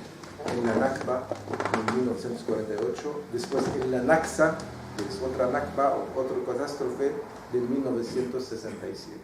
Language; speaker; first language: Spanish; non-native, fluent; Arabic